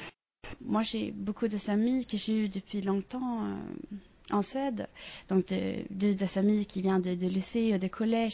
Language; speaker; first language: French; non-native, fluent; Swedish